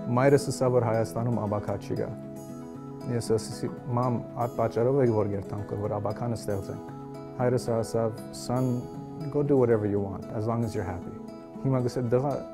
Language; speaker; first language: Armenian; early bilingual, heritage; Armenian